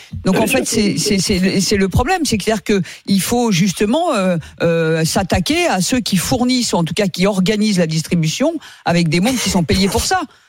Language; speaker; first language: French; native; French